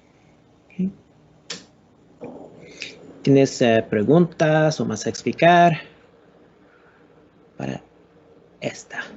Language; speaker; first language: Spanish; non-native, learner; English